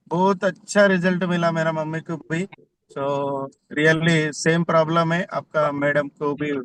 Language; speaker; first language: Hindi; non-native, local second language; Telugu